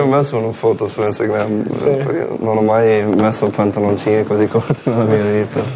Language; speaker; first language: Italian; non-native, learner; English